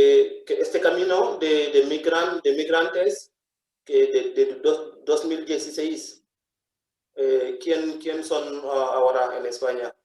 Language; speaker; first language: Spanish; non-native, fluent; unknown